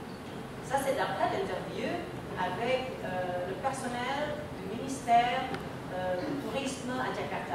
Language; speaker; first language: French; non-native, fluent; Indonesian